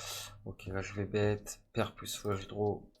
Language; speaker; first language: French; native; French